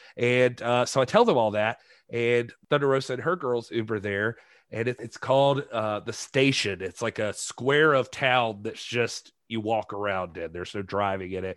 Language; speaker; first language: English; native; English